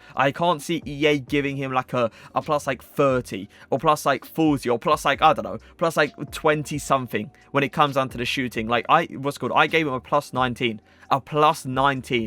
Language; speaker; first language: English; native; English